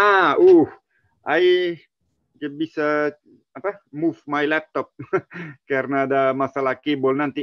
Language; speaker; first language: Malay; non-native, learner; Italian